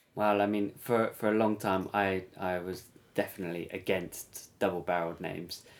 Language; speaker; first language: English; native; English